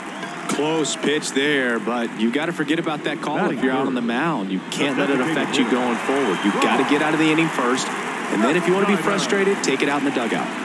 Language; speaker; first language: English; native; English